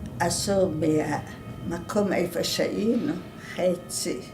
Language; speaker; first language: Hebrew; non-native, fluent; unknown